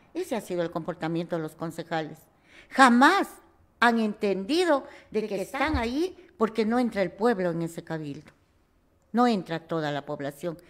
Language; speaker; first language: Spanish; native; Spanish